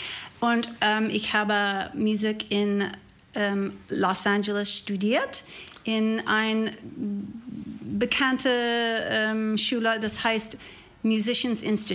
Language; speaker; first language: German; non-native, learner; English